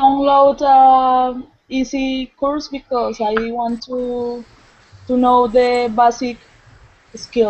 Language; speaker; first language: English; non-native, learner; Spanish